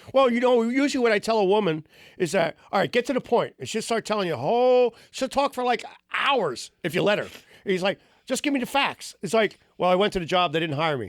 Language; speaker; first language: English; native; English